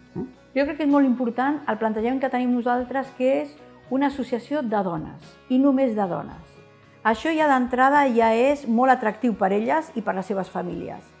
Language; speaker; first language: Catalan; native; Catalan